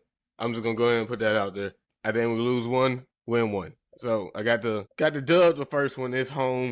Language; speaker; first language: English; native; English